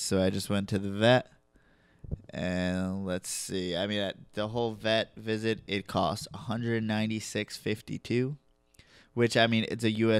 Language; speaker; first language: English; native; English